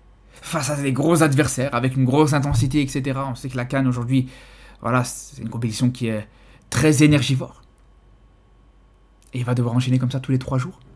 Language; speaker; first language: French; native; French